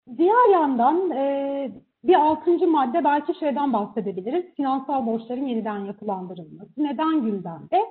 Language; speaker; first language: Turkish; native; Turkish